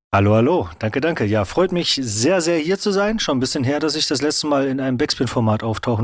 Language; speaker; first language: German; native; German